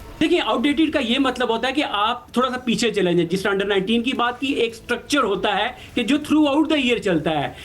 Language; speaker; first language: Urdu; non-native, local second language; Punjabi